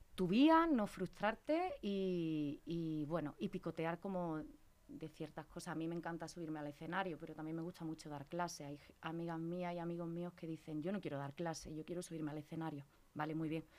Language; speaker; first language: Spanish; native; Spanish